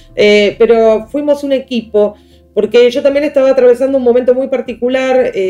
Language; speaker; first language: Spanish; native; Spanish